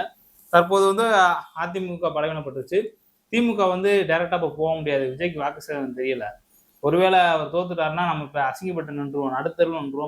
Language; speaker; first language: Tamil; native; Tamil